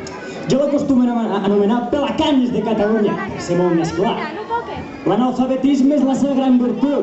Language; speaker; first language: Catalan; native; Catalan